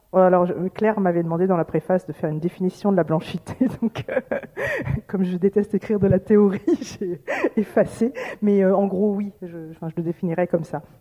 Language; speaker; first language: French; native; French